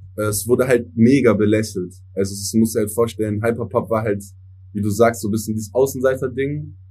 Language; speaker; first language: German; early bilingual, other home language; English